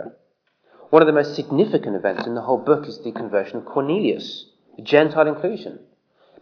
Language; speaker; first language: English; native; English